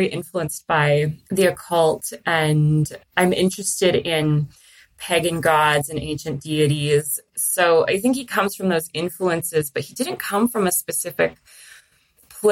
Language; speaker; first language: English; native; English